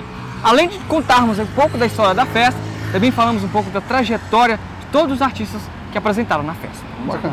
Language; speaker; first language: Portuguese; native; Portuguese